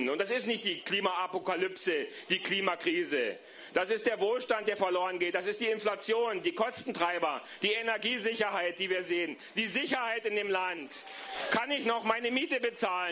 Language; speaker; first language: German; native; German